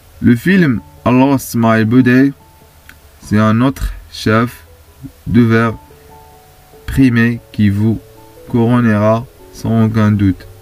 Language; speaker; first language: French; non-native, fluent; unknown